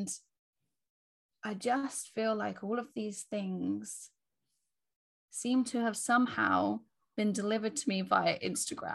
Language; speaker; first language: English; native; English